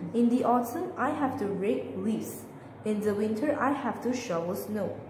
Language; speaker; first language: English; non-native, local second language; Chinese